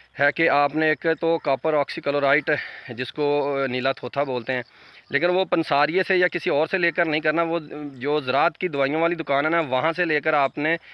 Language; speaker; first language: Urdu; native; Urdu